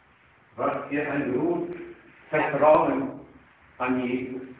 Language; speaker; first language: German; non-native, fluent; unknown